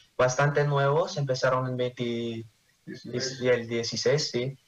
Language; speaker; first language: Spanish; early bilingual, heritage; Spanish